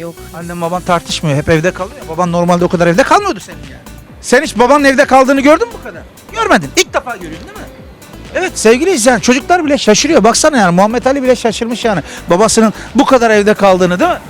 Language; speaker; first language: Turkish; early bilingual, other home language; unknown